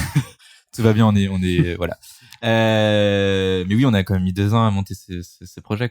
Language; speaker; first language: French; native; French